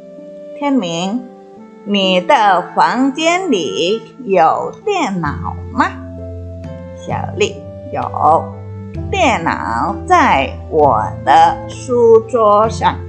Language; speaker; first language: Chinese; non-native, fluent; Indonesian